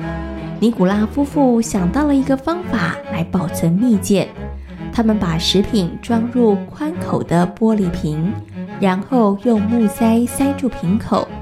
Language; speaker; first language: Chinese; native; Chinese